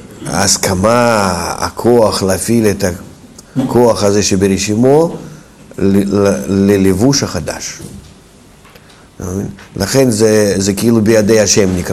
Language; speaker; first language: Hebrew; non-native, fluent; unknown